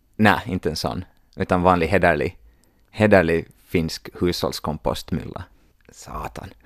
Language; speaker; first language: Swedish; native; Swedish